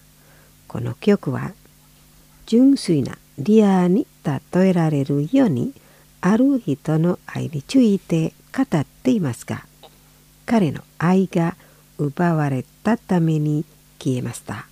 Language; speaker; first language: Japanese; non-native, fluent; Indonesian